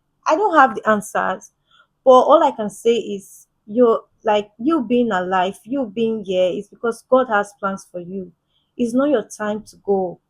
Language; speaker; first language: English; native; English